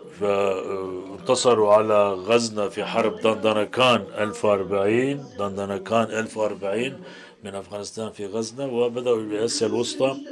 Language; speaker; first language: Arabic; non-native, fluent; Turkish